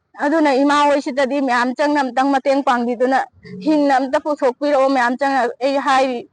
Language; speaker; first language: Manipuri; native; Manipuri